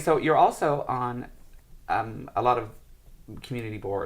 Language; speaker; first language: English; native; English